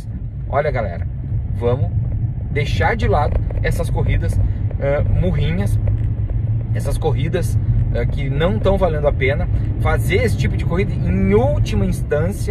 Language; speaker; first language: Portuguese; native; Portuguese